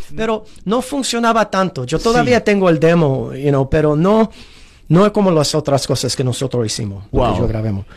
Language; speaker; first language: Spanish; early bilingual, heritage; Spanish